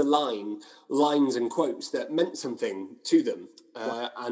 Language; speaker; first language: English; native; English